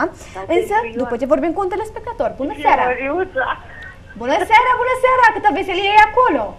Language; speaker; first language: Romanian; native; Romanian